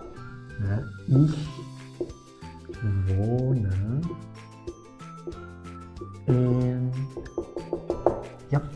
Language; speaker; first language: German; non-native, fluent; Indonesian